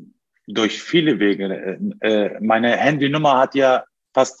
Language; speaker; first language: German; non-native, fluent; Turkish